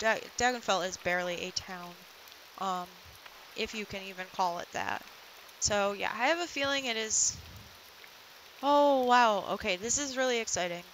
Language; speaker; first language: English; native; English